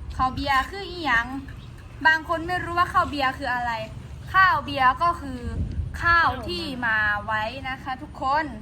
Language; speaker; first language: Thai; non-native, local second language; Northeastern Thai